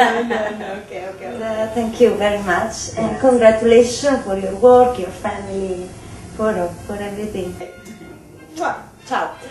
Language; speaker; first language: English; non-native, learner; Italian